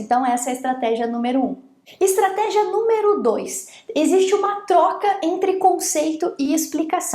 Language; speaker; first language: Portuguese; native; Portuguese